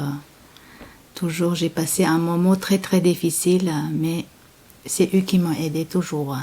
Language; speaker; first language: French; non-native, learner; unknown